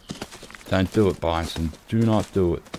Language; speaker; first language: English; native; English